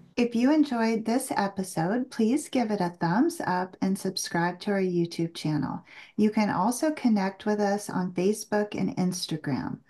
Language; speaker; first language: English; native; English